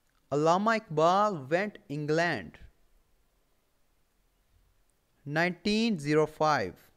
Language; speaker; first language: English; non-native, local second language; Urdu